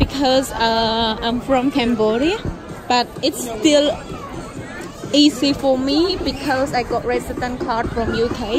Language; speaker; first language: English; non-native, fluent; Khmer